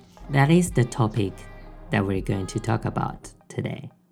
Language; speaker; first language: English; non-native, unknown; Chinese